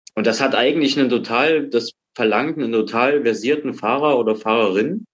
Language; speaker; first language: German; native; German